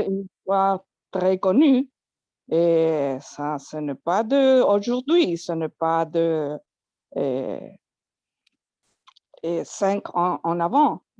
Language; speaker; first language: French; non-native, learner; Spanish